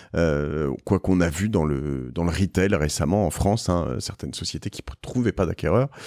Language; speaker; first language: French; native; French